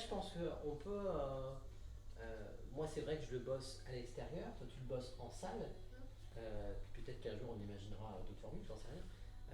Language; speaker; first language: French; native; French